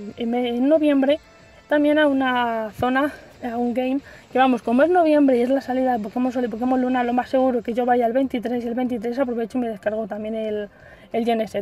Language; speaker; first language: Spanish; native; Spanish